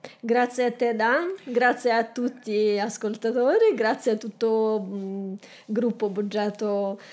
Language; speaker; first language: Italian; non-native, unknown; Russian